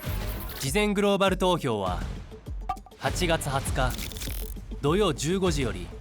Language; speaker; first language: Japanese; native; Japanese